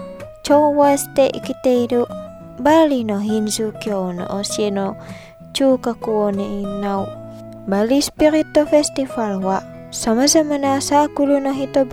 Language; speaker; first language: Japanese; non-native, fluent; Indonesian